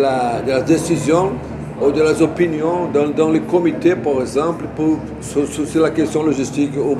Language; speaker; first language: French; non-native, fluent; Portuguese